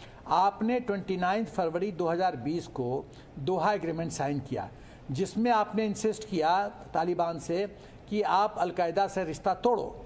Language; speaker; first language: Hindi; native; Hindi